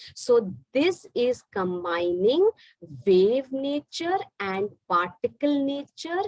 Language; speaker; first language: English; non-native, local second language; Hindi